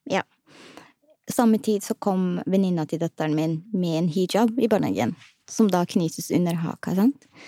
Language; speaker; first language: Norwegian; early bilingual, other home language; Somali